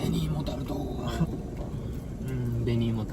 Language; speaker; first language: Japanese; native; Japanese